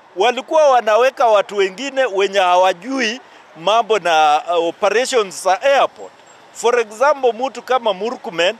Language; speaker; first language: Swahili; non-native, local second language; Luo (Kenya and Tanzania)